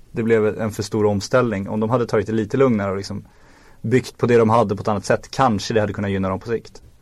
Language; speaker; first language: Swedish; native; Swedish